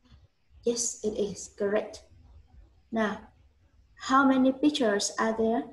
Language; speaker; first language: English; non-native, learner; Vietnamese